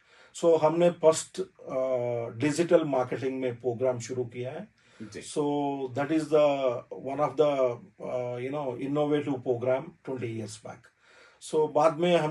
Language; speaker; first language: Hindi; non-native, learner; Telugu